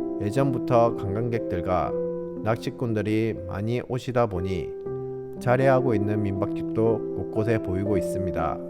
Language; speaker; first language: Korean; native; Korean